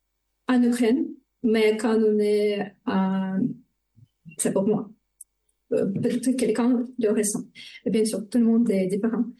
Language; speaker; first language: French; non-native, fluent; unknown